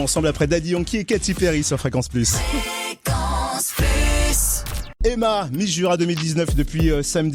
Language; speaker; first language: French; native; French